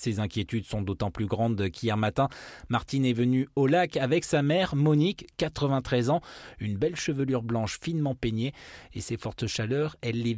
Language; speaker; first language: French; native; French